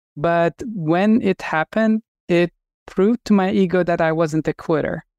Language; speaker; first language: English; non-native, fluent; Turkish